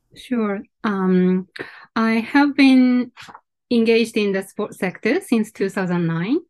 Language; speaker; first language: English; non-native, fluent; Japanese